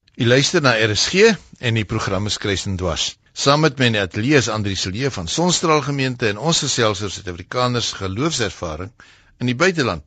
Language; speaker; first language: Afrikaans; native; Afrikaans